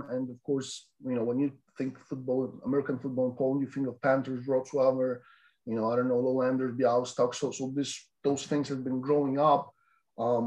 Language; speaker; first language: English; non-native, fluent; Polish